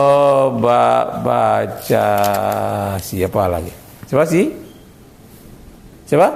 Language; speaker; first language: Indonesian; native; Indonesian